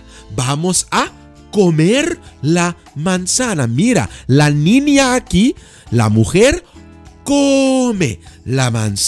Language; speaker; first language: Spanish; non-native, fluent; Dutch